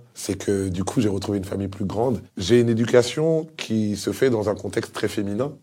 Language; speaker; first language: French; early bilingual, other home language; Lingala